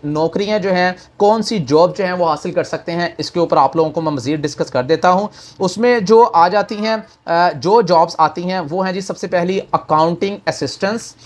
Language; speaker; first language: Urdu; native; Urdu